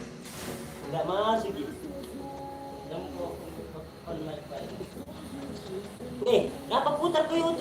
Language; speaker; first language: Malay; non-native, local second language; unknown